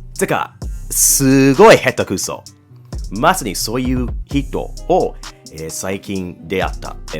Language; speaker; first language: Japanese; non-native, fluent; English